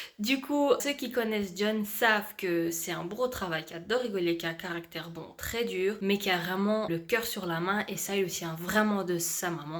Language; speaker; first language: French; native; French